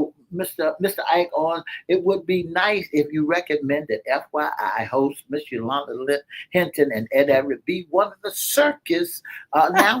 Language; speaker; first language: English; native; English